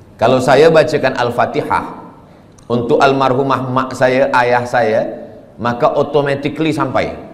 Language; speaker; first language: Malay; native; Malay